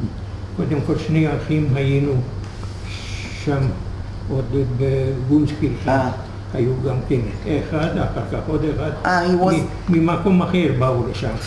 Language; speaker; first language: Hebrew; non-native, fluent; Hungarian